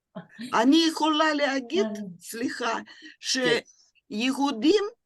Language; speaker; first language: Hebrew; non-native, fluent; Russian